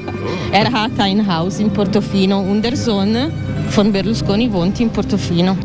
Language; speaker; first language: German; non-native, learner; Italian